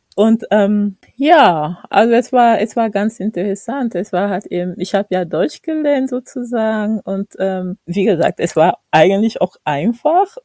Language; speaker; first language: German; non-native, fluent; French